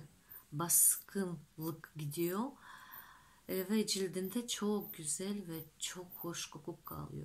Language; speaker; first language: Turkish; non-native, fluent; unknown